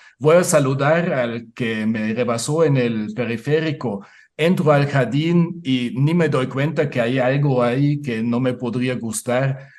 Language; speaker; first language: Spanish; non-native, fluent; German